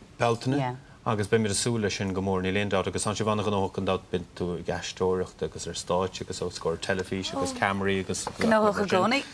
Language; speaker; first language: Irish; native; Irish